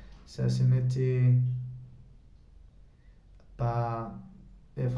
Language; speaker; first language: French; non-native, learner; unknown